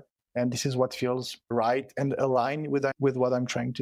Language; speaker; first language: English; non-native, fluent; French